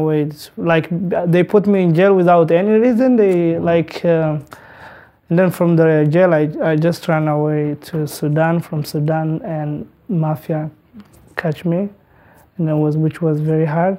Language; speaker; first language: English; non-native, learner; Tigrinya